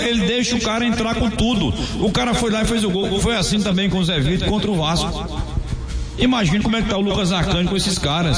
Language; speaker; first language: Portuguese; native; Portuguese